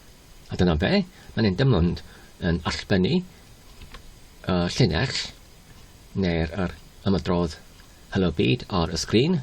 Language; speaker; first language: Welsh; non-native, learner; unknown